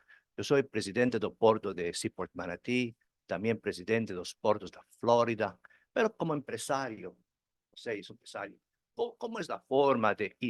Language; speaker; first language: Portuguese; non-native, learner; Spanish